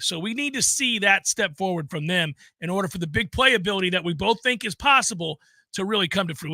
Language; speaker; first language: English; native; English